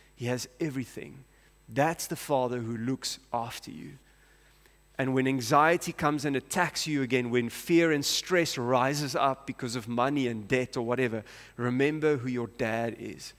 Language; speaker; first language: English; non-native, local second language; Afrikaans